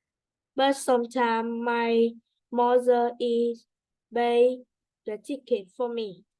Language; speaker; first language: English; non-native, learner; Vietnamese